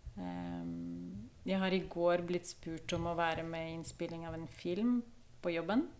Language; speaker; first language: Norwegian; non-native, fluent; Ukrainian